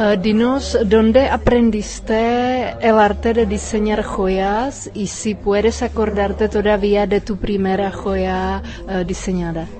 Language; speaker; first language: Spanish; non-native, fluent; Czech